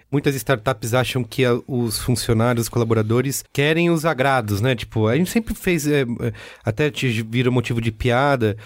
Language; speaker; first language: Portuguese; native; Portuguese